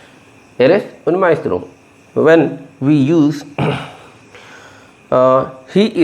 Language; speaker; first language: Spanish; non-native, learner; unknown